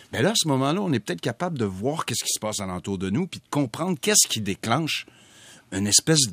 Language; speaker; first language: French; native; French